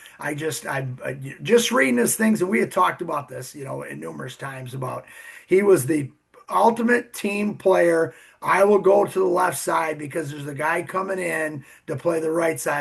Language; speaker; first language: English; native; English